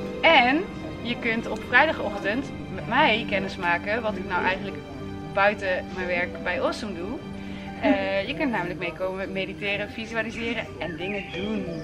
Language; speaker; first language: Dutch; native; Dutch